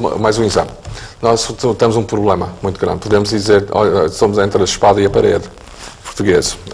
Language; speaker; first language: Portuguese; early bilingual, heritage; English